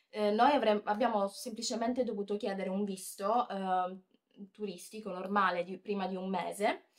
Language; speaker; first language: Italian; native; Italian